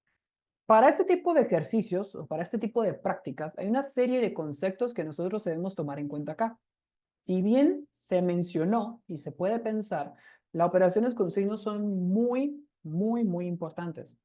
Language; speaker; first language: Spanish; native; Spanish